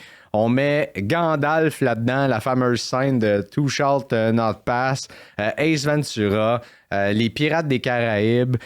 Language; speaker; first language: French; native; French